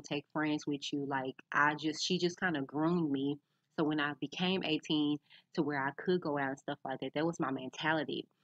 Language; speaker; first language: English; native; English